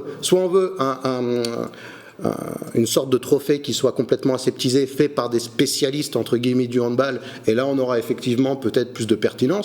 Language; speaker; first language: French; native; French